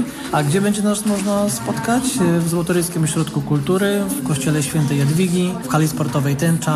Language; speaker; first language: Polish; native; Polish